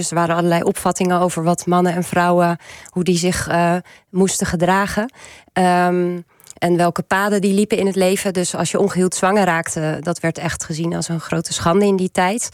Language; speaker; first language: Dutch; native; Dutch